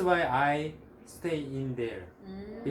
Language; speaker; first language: English; non-native, learner; Korean